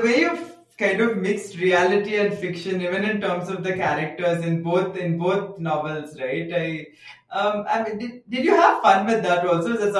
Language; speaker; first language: English; non-native, local second language; Tamil